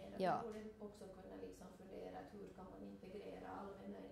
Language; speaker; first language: Swedish; native; Swedish